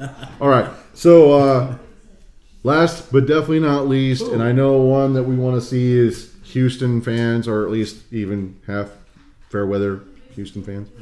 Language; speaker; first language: English; native; English